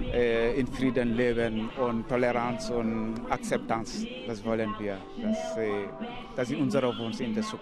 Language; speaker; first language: German; non-native, learner; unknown